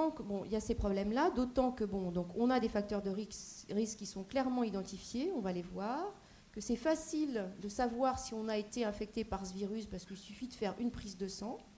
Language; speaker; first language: French; native; French